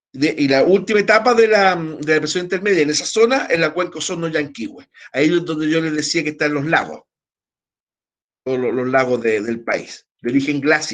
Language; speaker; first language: Spanish; native; Spanish